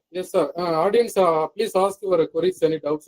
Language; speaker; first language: English; non-native, local second language; Tamil